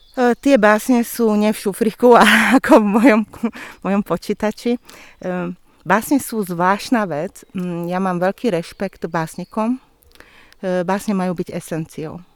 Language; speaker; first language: Slovak; non-native, local second language; Hungarian